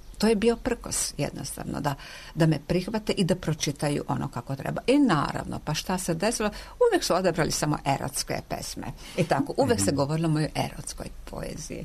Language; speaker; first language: Serbian; non-native, local second language; Hungarian